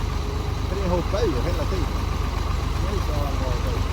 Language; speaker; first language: Swedish; native; Swedish